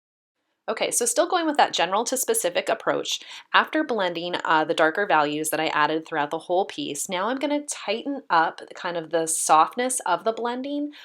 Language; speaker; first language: English; native; English